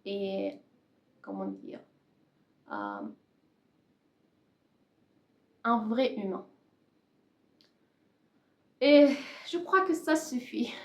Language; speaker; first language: French; non-native, learner; Persian